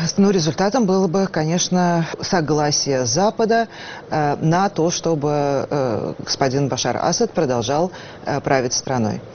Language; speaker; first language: Russian; native; Russian